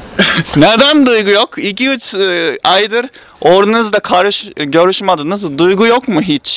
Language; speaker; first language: Turkish; non-native, learner; Japanese